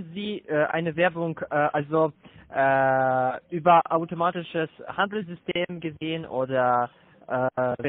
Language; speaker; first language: German; non-native, learner; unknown